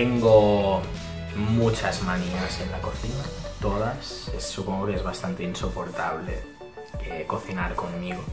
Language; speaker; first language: Spanish; early bilingual, other home language; Italian